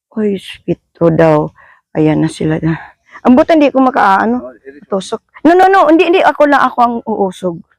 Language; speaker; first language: Filipino; non-native, local second language; Hiligaynon